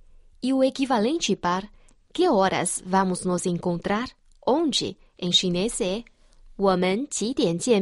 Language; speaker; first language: Portuguese; non-native, fluent; Chinese